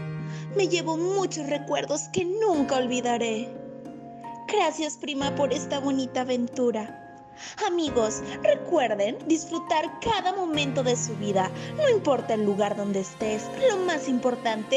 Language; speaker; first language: Spanish; native; Spanish